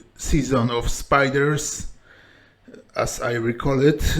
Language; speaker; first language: English; non-native, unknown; Polish